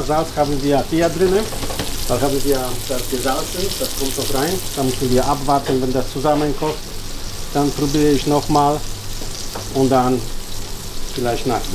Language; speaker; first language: German; non-native, fluent; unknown